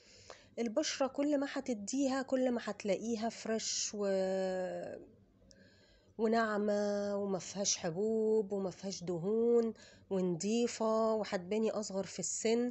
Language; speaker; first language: Arabic; native; Arabic